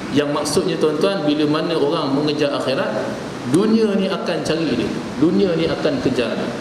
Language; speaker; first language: Malay; native; Malay